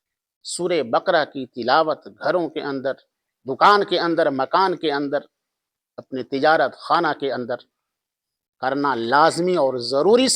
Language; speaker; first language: Urdu; native; Urdu